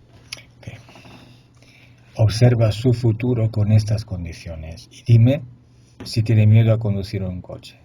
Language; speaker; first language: Spanish; non-native, fluent; Italian